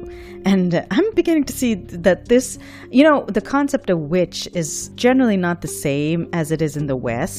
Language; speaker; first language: English; non-native, local second language; Urdu